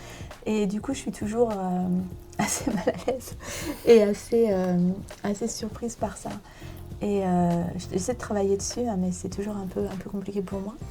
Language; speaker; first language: French; native; French